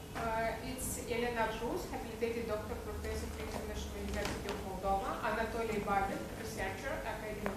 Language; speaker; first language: English; non-native, fluent; Romanian